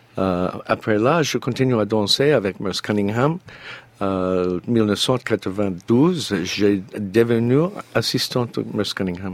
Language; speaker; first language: French; non-native, learner; English